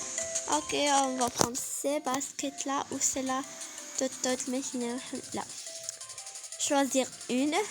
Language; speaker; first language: French; non-native, learner; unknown